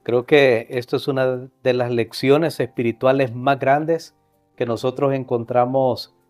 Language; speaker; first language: Spanish; native; Spanish